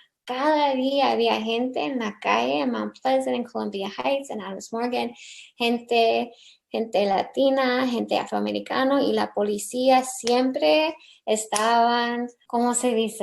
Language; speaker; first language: Spanish; early bilingual, heritage; English